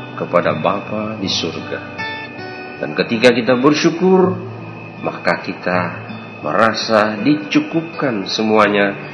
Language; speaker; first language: Indonesian; native; Indonesian